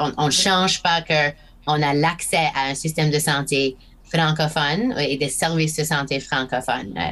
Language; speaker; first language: French; non-native, local second language; English